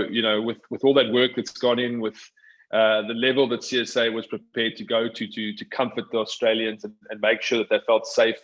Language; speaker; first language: English; native; English